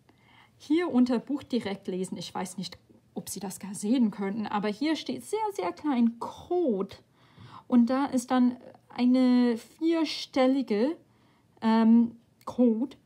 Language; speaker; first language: German; non-native, fluent; English